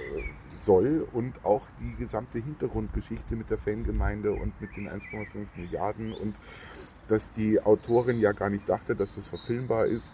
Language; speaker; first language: German; native; German